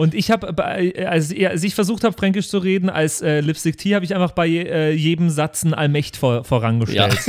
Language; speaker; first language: German; native; German